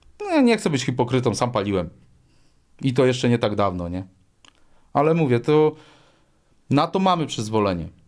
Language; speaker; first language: Polish; native; Polish